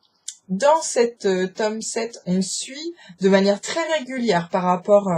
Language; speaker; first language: French; native; French